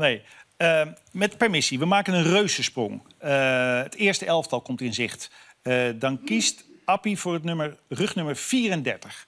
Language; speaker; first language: Dutch; native; Dutch